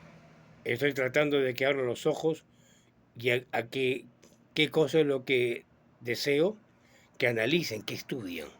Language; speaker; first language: Spanish; native; Spanish